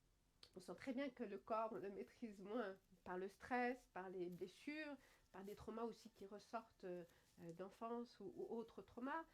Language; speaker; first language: French; native; French